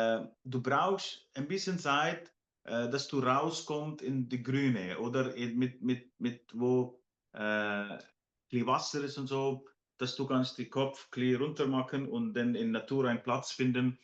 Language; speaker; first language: German; non-native, fluent; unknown